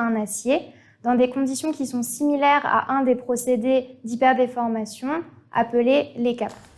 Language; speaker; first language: French; native; French